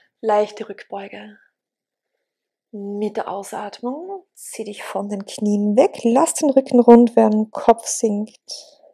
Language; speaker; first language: German; native; German